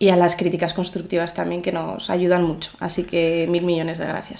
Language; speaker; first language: Spanish; native; Spanish